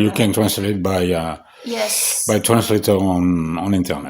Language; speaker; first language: English; non-native, learner; French